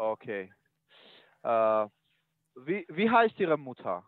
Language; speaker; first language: German; non-native, learner; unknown